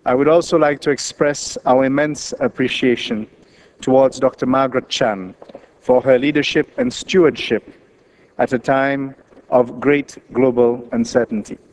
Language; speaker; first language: English; non-native, local second language; Seselwa Creole French